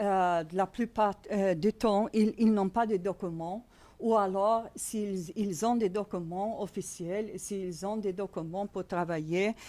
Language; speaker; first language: French; non-native, fluent; Portuguese